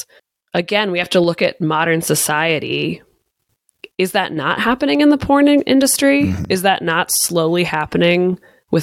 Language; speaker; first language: English; native; English